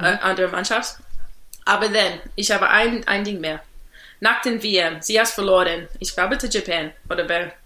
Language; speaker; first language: German; non-native, learner; English